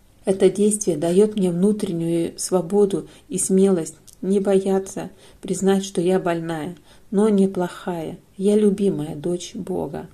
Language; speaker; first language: Russian; non-native, fluent; Lithuanian